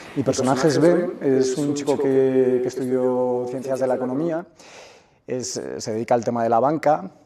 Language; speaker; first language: Spanish; native; Spanish